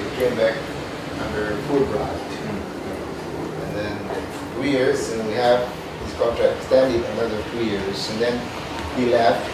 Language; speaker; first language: English; non-native, fluent; Indonesian